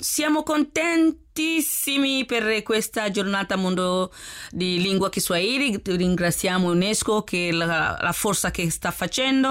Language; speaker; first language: Italian; non-native, learner; Swahili